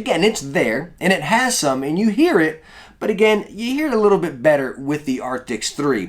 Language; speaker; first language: English; native; English